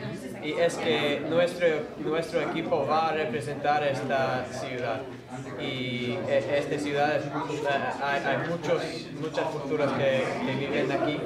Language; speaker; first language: Spanish; non-native, fluent; English